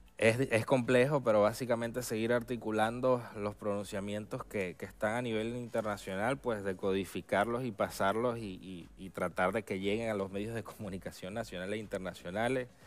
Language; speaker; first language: Spanish; native; Spanish